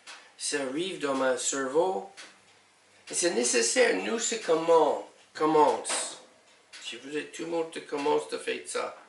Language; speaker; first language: French; non-native, learner; English